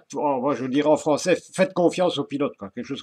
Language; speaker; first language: French; native; French